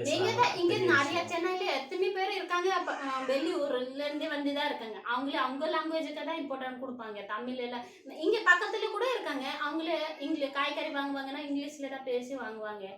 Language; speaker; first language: Tamil; non-native, local second language; Odia